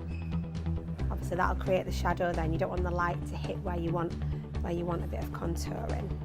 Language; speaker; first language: English; native; English